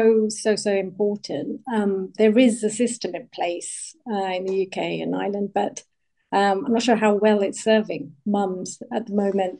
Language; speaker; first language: English; native; English